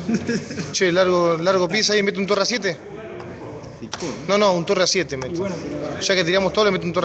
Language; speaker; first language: Spanish; native; Spanish